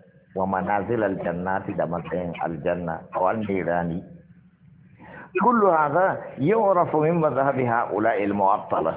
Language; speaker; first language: Arabic; non-native, fluent; Hausa